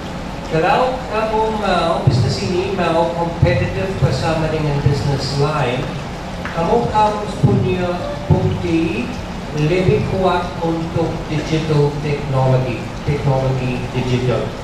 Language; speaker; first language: Indonesian; non-native, learner; English